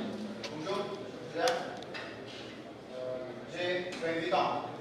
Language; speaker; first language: French; non-native, learner; Indonesian